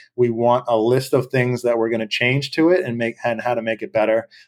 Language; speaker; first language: English; native; English